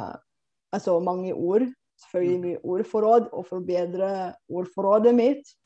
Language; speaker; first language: Norwegian; non-native, fluent; Bulgarian